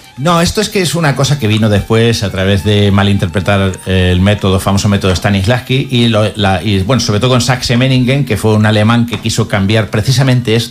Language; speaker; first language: Spanish; native; Spanish